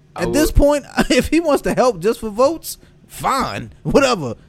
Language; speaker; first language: English; native; English